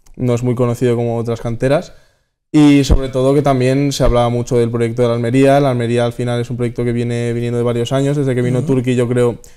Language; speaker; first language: Spanish; native; Spanish